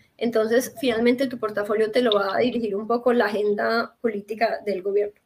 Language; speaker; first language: Spanish; native; Spanish